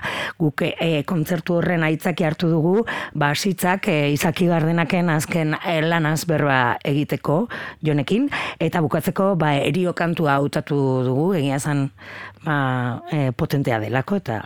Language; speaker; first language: Basque; native; Basque